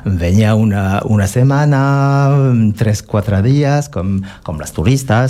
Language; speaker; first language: Catalan; non-native, learner; French